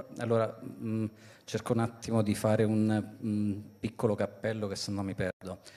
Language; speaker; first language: Italian; native; Italian